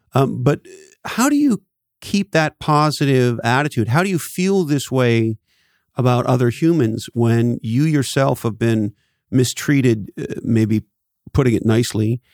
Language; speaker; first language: English; native; English